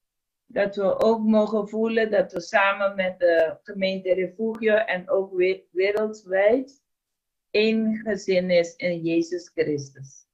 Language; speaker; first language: Dutch; non-native, fluent; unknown